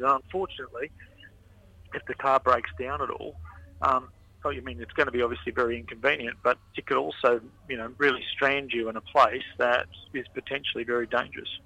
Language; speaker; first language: English; native; English